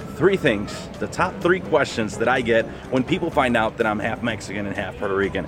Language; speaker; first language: English; early bilingual, other home language; Spanish